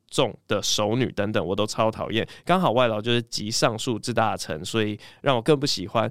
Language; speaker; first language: Chinese; early bilingual, other home language; English